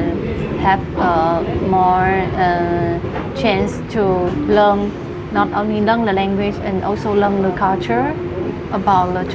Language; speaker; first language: English; non-native, fluent; Chinese